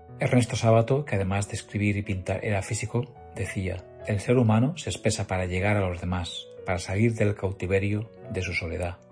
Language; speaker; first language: Spanish; native; Spanish